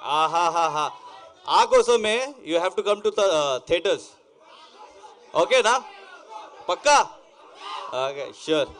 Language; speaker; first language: Telugu; non-native, local second language; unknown